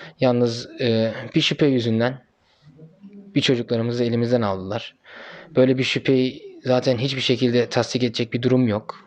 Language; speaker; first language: Turkish; early bilingual, heritage; Turkish